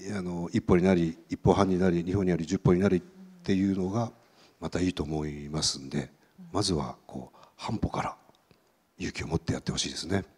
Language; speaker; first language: Japanese; native; Japanese